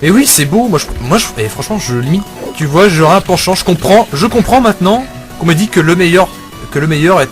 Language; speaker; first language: French; native; French